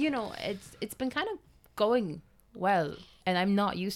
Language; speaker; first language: English; non-native, fluent; Polish